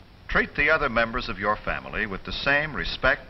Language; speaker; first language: English; native; English